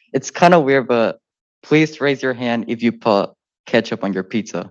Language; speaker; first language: English; early bilingual, other home language; Spanish